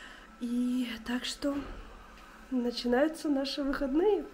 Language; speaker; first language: Russian; native; Russian